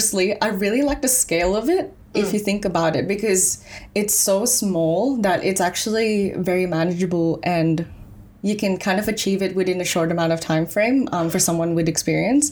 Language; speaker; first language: English; early bilingual, other home language; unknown